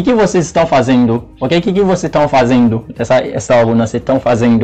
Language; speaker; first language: Portuguese; non-native, fluent; Haitian Creole